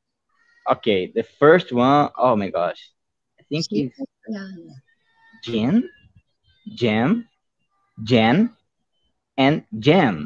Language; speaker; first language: English; non-native, fluent; Portuguese